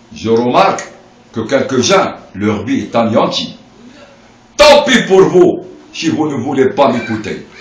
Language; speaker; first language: French; non-native, local second language; Arabic